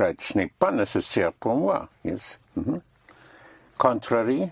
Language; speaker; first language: French; non-native, fluent; English